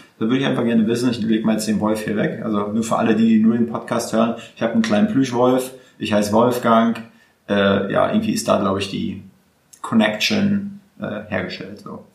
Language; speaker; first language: German; native; German